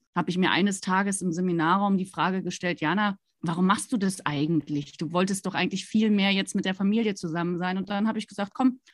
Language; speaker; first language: German; native; German